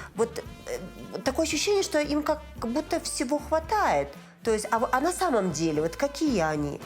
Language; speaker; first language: Russian; native; Russian